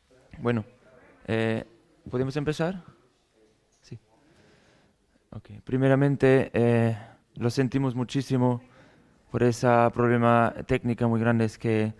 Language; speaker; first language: Spanish; non-native, fluent; German